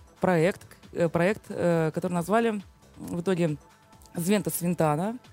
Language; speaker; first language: Russian; native; Russian